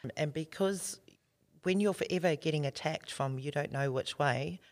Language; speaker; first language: English; native; English